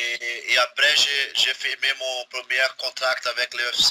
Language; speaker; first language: French; non-native, learner; Portuguese